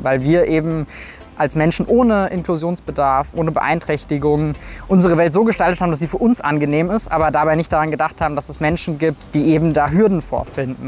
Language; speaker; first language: German; native; German